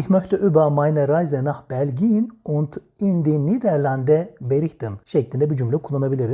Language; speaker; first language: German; non-native, fluent; Turkish